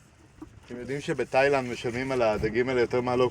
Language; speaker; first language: Hebrew; native; Hebrew